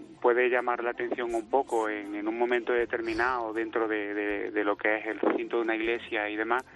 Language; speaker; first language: Spanish; native; Spanish